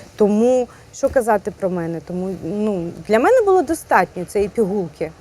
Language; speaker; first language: Ukrainian; non-native, local second language; Russian